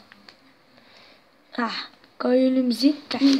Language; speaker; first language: Dutch; non-native, local second language; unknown